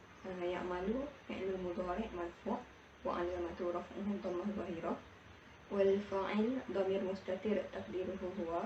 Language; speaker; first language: Arabic; non-native, learner; Malay